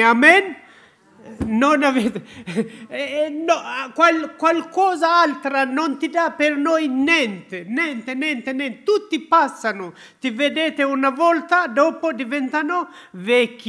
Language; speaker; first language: Italian; non-native, learner; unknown